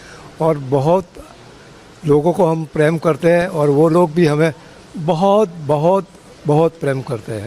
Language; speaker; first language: Hindi; non-native, local second language; Gujarati